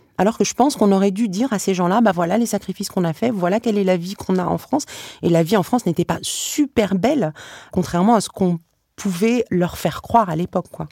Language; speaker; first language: French; early bilingual, other home language; Arabic